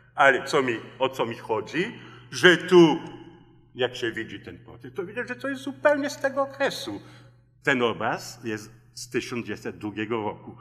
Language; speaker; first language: Polish; early bilingual, heritage; Polish